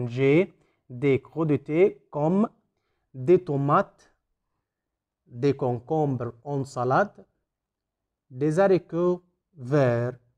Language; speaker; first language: French; non-native, fluent; Arabic